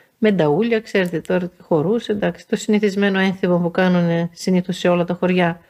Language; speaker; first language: Greek; native; Greek